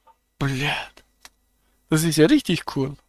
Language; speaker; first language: German; native; German